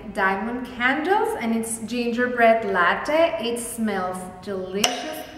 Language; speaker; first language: English; non-native, fluent; Spanish